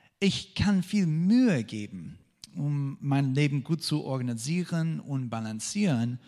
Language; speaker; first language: German; non-native, fluent; English